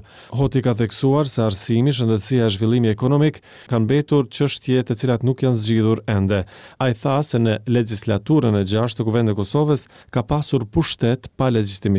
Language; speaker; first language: Albanian; native; Albanian